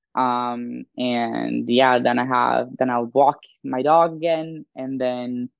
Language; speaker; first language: English; non-native, fluent; Swedish